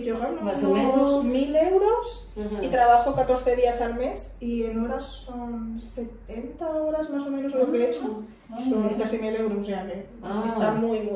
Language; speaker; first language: Spanish; native; Spanish